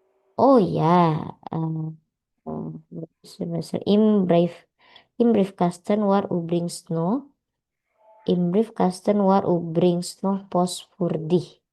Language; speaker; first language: German; non-native, learner; Indonesian